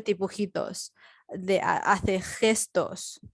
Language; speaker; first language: Spanish; non-native, learner; Chinese